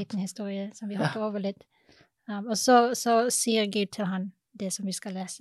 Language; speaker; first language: Norwegian; non-native, fluent; English